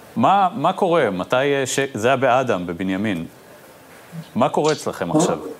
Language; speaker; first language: Hebrew; native; Hebrew